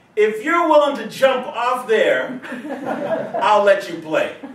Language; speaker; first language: English; native; English